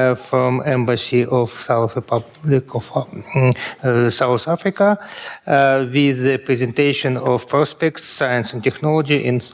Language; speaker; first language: English; non-native, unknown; Russian